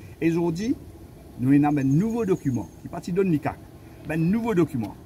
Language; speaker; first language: French; non-native, local second language; Morisyen